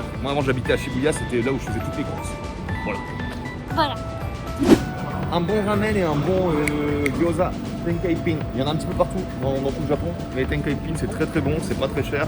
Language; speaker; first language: French; native; French